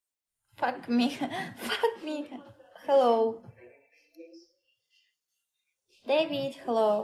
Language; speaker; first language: English; non-native, learner; Russian